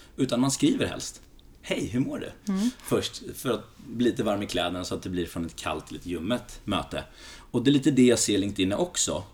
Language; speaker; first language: Swedish; early bilingual, other home language; Greek